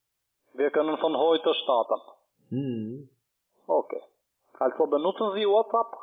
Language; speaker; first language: German; non-native, learner; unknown